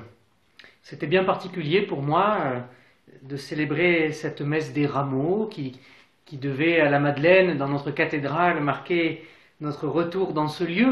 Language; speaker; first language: French; native; French